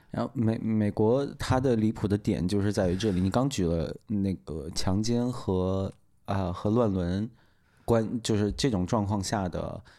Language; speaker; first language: Chinese; non-native, local second language; Uyghur